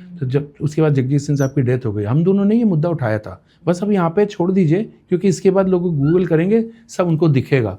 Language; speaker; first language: Hindi; non-native, local second language; Bangla